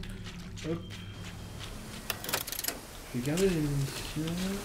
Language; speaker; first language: French; native; French